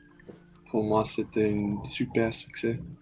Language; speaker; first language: French; non-native, learner; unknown